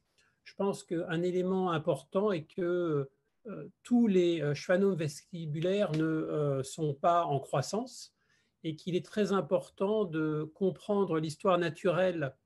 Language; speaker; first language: French; native; French